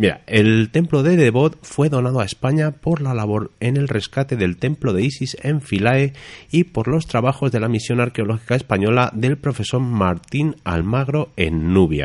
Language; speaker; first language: Spanish; native; Spanish